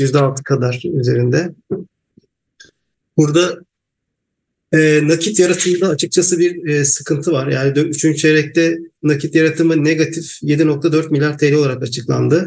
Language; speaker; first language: Turkish; native; Turkish